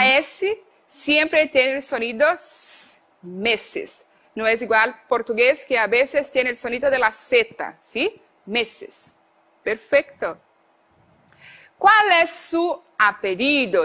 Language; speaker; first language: Spanish; non-native, fluent; Portuguese